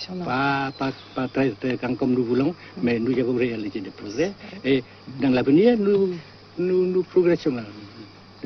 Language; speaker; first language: French; non-native, local second language; Vietnamese